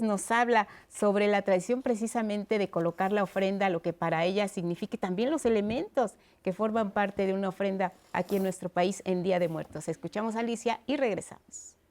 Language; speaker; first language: Spanish; native; Spanish